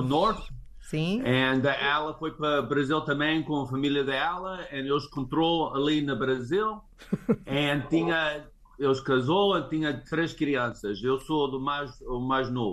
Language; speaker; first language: Portuguese; early bilingual, heritage; English